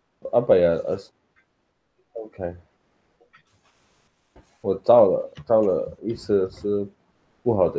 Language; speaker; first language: Chinese; non-native, learner; Indonesian